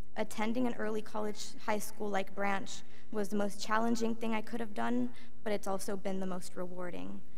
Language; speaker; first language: English; early bilingual, other home language; Spanish